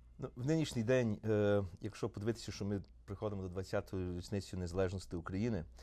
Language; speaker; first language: Ukrainian; early bilingual, heritage; Ukrainian